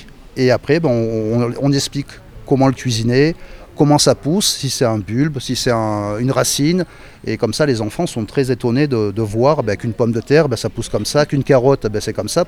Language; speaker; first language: French; native; French